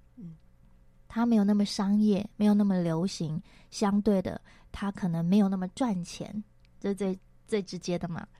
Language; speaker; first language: Chinese; non-native, local second language; Hakka Chinese